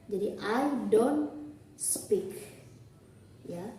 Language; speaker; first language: English; non-native, learner; Indonesian